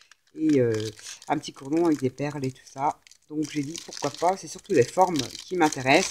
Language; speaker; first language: French; native; French